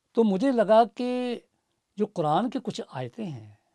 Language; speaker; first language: Hindi; native; Hindi